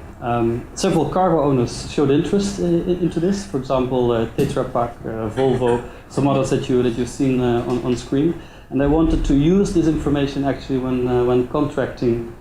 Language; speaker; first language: English; non-native, fluent; Dutch